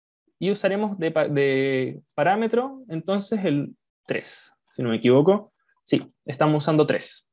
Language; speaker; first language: Spanish; native; Spanish